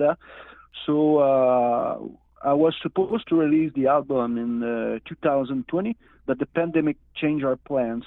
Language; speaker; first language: English; non-native, learner; Innu-aimun